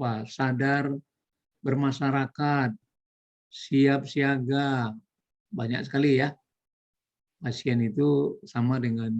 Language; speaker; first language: Indonesian; native; Indonesian